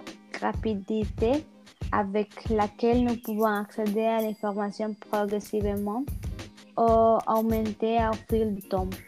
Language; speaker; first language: French; non-native, learner; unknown